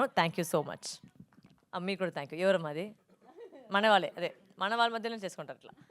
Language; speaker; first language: Telugu; non-native, fluent; Tamil